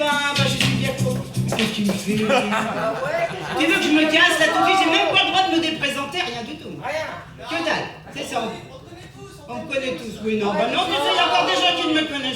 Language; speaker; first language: French; native; French